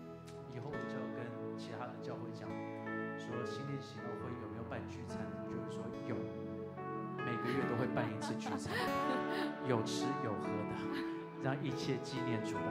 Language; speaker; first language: Chinese; native; Chinese